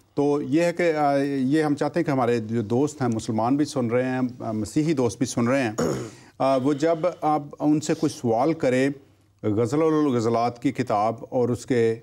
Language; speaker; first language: Urdu; non-native, local second language; Punjabi